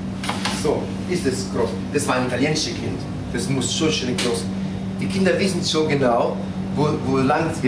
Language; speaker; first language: German; non-native, fluent; Italian